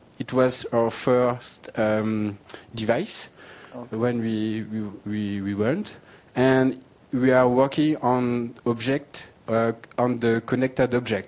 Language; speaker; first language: English; non-native, learner; French